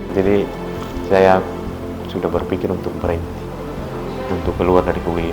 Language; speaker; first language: Indonesian; non-native, local second language; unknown